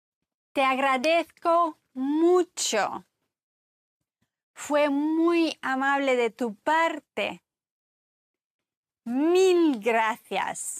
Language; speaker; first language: Spanish; non-native, fluent; German